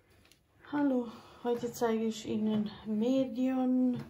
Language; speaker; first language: German; non-native, fluent; Croatian